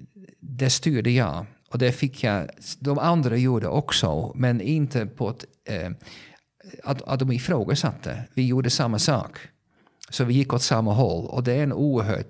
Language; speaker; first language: Swedish; non-native, fluent; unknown